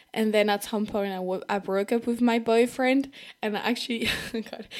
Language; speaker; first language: English; non-native, fluent; French